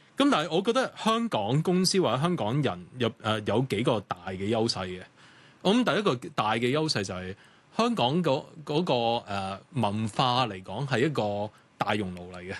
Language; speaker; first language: Cantonese; native; Cantonese